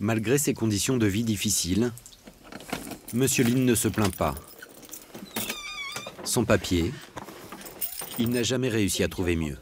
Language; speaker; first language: French; native; French